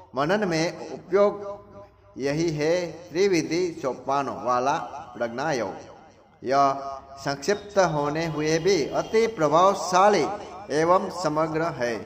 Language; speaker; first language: Hindi; non-native, local second language; Gujarati